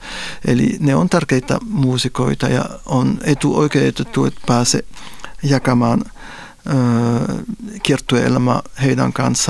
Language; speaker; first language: Finnish; non-native, fluent; Spanish